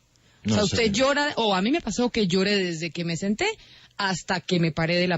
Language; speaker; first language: Spanish; native; Spanish